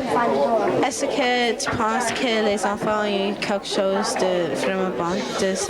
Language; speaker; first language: French; non-native, local second language; English